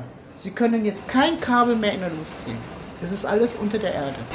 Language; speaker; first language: German; early bilingual, other home language; Turkish